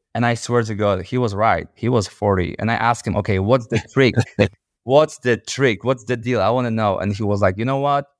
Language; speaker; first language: English; non-native, fluent; Polish